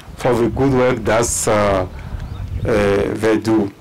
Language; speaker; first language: English; non-native, fluent; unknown